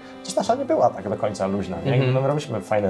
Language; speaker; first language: Polish; native; Polish